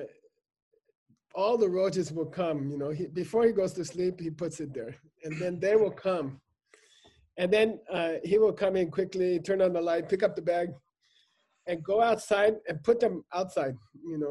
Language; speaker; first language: English; native; English